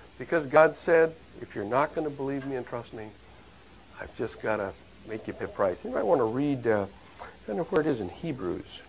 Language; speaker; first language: English; native; English